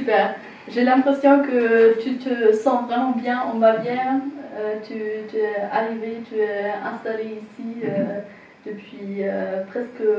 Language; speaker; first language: French; non-native, fluent; German